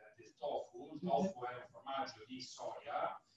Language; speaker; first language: Italian; native; Italian